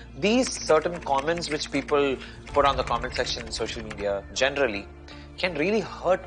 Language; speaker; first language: English; non-native, local second language; Hindi